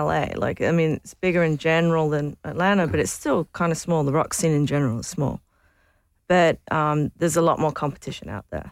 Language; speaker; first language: English; native; English